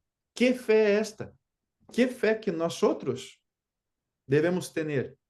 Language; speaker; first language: Spanish; non-native, fluent; Portuguese